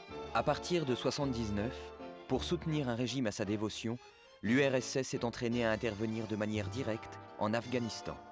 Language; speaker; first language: French; native; French